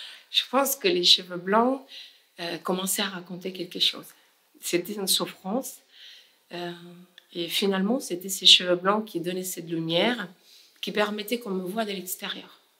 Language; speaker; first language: French; non-native, fluent; Spanish